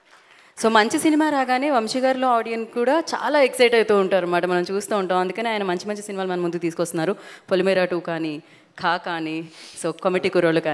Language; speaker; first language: Telugu; native; Telugu